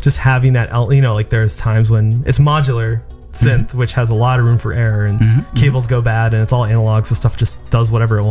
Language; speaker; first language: English; early bilingual, other home language; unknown